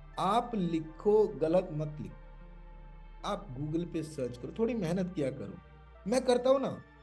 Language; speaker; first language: Hindi; non-native, local second language; Malayalam